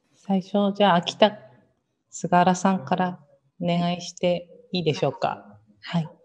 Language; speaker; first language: Japanese; native; Japanese